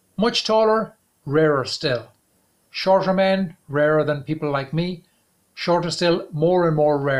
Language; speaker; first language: English; native; English